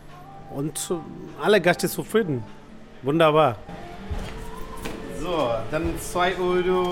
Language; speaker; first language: German; non-native, learner; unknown